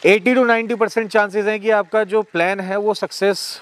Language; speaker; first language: Hindi; native; Hindi